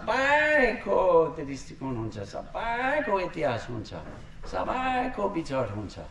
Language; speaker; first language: Nepali; non-native, fluent; English